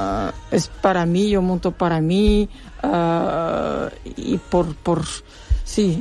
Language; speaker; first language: Spanish; non-native, learner; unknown